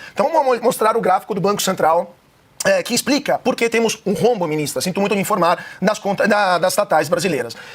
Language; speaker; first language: Portuguese; non-native, fluent; Italian